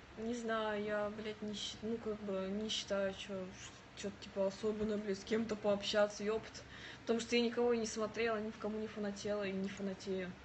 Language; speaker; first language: Russian; native; Russian